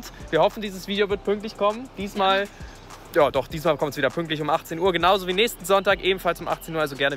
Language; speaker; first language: German; native; German